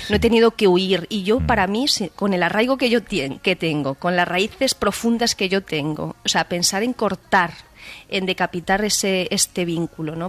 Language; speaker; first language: Spanish; native; Spanish